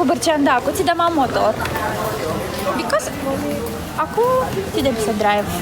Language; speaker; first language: Indonesian; non-native, learner; Russian